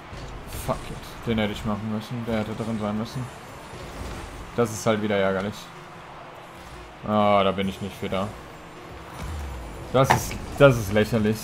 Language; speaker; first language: German; native; German